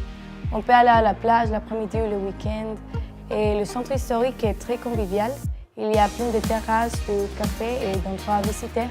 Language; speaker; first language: French; non-native, fluent; Spanish